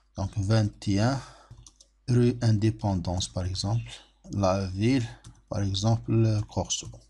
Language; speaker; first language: French; non-native, local second language; Arabic